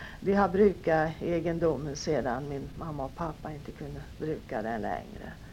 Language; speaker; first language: Swedish; native; Swedish